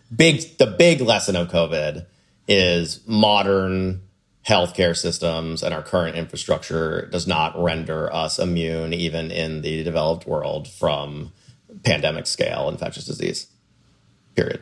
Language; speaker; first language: English; native; English